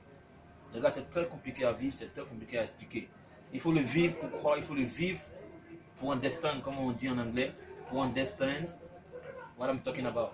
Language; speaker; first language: French; native; French